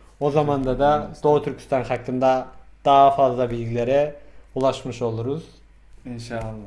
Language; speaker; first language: Turkish; non-native, fluent; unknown